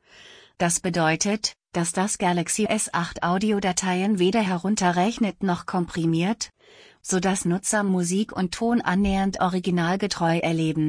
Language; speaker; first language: German; native; German